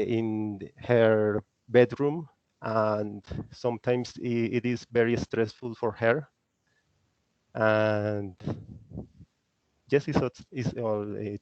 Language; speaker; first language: English; non-native, learner; Spanish